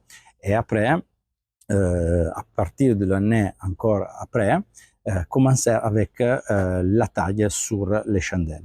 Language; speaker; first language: French; non-native, fluent; Italian